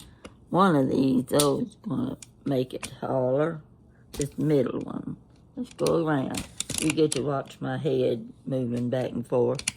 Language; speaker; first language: English; native; English